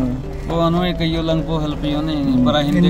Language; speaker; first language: Filipino; non-native, local second language; Punjabi